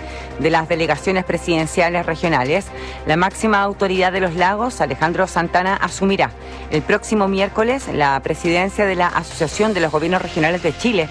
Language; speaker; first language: Spanish; native; Spanish